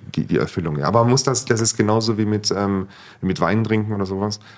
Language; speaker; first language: German; native; German